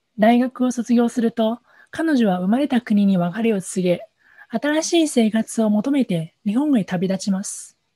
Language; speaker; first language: Japanese; non-native, fluent; Chinese